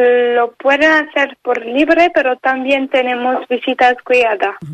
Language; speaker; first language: Spanish; non-native, fluent; French